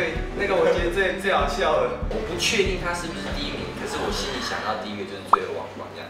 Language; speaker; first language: Chinese; native; Chinese